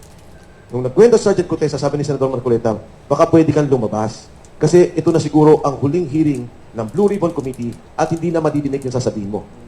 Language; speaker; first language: Filipino; native; Filipino